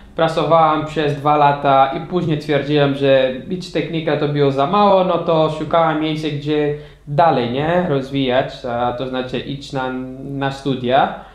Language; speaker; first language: Polish; non-native, fluent; Portuguese